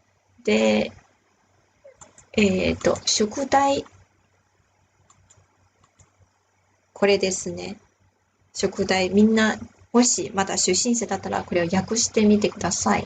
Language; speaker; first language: Japanese; non-native, fluent; Chinese